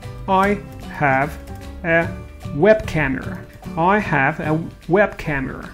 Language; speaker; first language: English; non-native, fluent; Russian